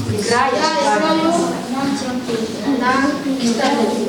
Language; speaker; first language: Russian; non-native, learner; Mongolian